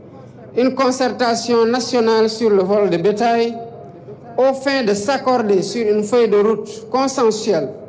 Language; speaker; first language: French; non-native, local second language; Wolof